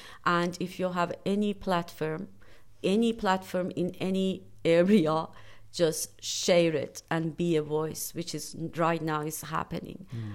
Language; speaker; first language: English; non-native, fluent; Persian